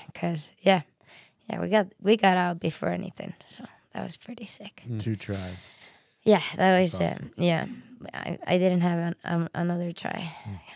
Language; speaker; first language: English; non-native, fluent; Icelandic